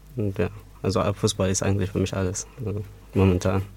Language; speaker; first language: German; non-native, learner; Tigrinya